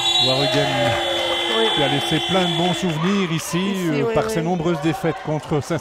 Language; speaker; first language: French; native; French